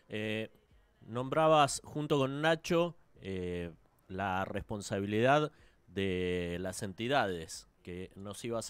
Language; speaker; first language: Spanish; native; Spanish